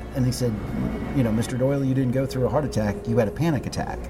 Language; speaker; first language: English; native; English